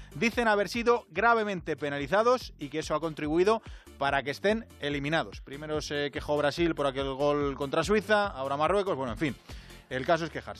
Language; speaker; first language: Spanish; native; Spanish